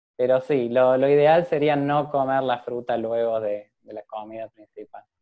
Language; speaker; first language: Spanish; native; Spanish